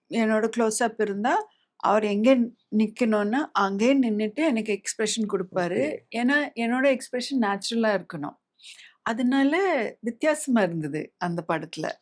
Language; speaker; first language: Tamil; non-native, local second language; English